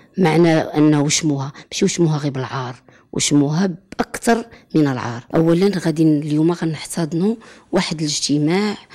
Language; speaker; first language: Arabic; native; Arabic